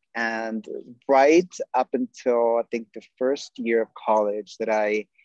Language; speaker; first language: English; native; English